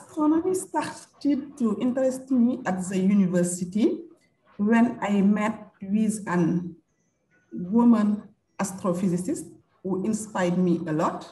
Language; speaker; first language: English; non-native, fluent; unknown